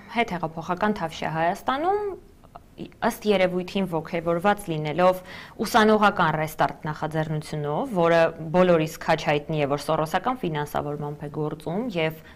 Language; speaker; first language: Armenian; native; Armenian